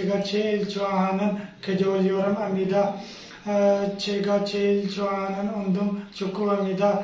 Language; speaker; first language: Korean; non-native, learner; Punjabi